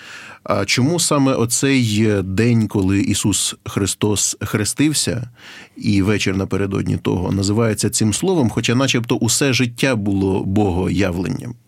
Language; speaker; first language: Ukrainian; native; Ukrainian